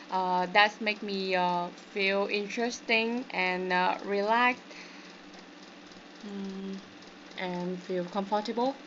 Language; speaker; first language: English; non-native, learner; Vietnamese